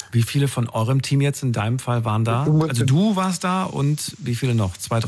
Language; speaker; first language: German; native; German